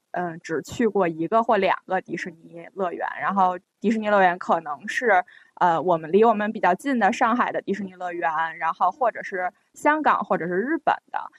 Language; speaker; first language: Chinese; native; Chinese